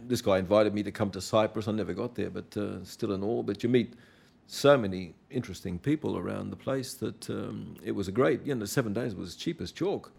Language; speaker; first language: English; native; English